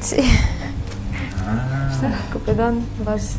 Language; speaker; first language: Spanish; non-native, fluent; Russian